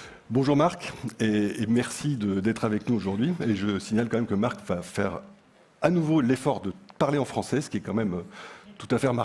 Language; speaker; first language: French; native; French